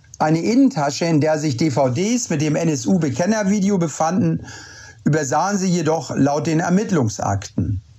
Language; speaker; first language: German; native; German